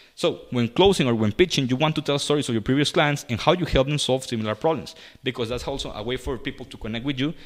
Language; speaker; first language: English; non-native, fluent; Spanish